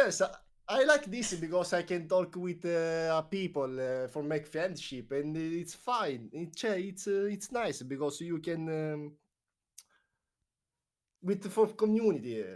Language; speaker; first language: English; non-native, learner; Italian